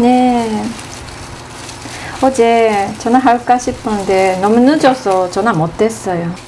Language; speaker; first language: Korean; non-native, fluent; Japanese